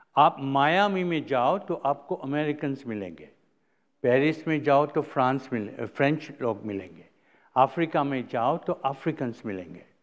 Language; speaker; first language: Hindi; non-native, fluent; Gujarati